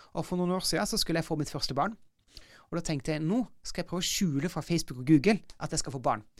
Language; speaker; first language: Norwegian; native; Norwegian